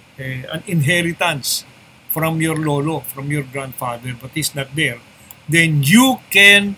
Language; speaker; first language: English; non-native, local second language; Filipino